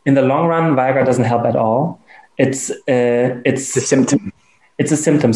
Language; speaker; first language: English; non-native, fluent; German